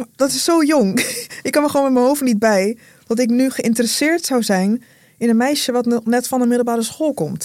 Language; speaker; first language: Dutch; native; Dutch